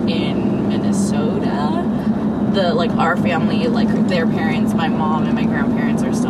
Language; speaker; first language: English; native; English